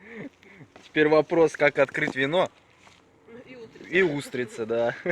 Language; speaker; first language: Russian; native; Russian